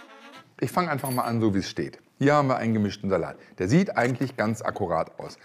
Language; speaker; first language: German; native; German